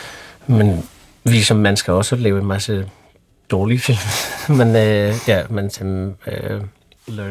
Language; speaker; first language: Danish; non-native, fluent; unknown